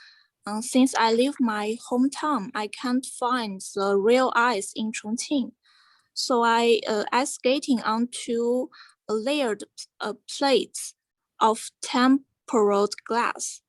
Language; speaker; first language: English; non-native, fluent; Chinese